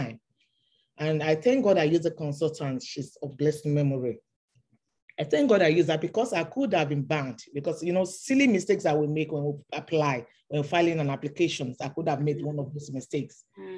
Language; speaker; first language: English; non-native, local second language; Yoruba